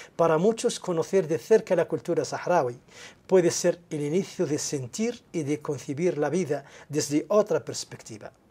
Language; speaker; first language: Spanish; non-native, local second language; Arabic